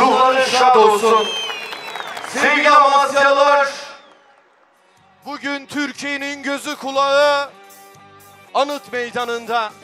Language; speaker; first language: Turkish; native; Turkish